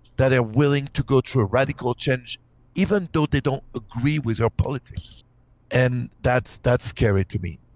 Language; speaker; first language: English; non-native, fluent; French